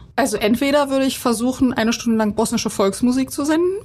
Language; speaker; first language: German; early bilingual, other home language; Bosnian